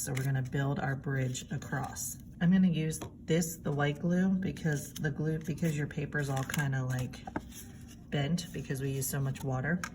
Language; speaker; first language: English; native; English